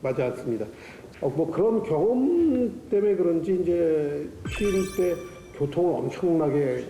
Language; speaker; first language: Korean; native; Korean